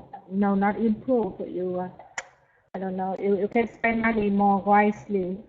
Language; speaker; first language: English; non-native, learner; Vietnamese